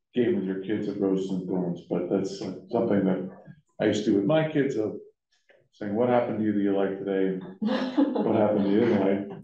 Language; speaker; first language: English; native; English